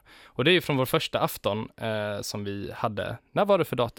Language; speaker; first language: Swedish; native; Swedish